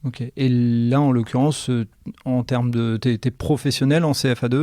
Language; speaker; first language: French; native; French